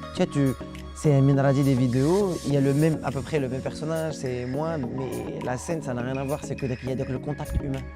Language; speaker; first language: French; non-native, local second language; Arabic